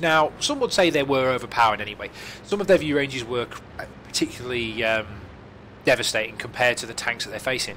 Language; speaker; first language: English; native; English